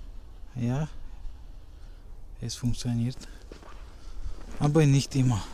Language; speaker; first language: German; non-native, learner; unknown